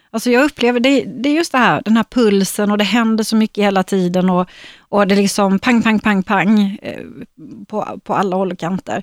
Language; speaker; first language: Swedish; native; Swedish